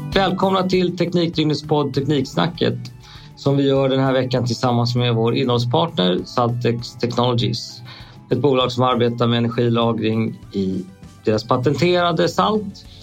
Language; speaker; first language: Swedish; native; Swedish